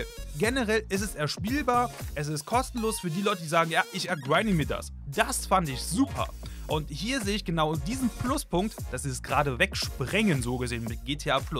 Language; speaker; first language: German; native; German